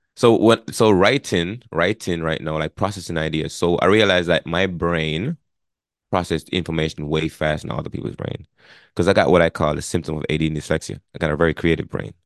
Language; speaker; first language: English; non-native, local second language; Jamaican Creole English